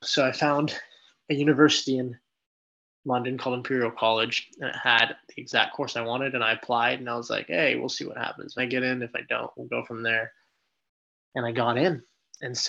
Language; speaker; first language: English; native; English